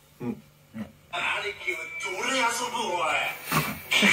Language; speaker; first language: Japanese; native; Japanese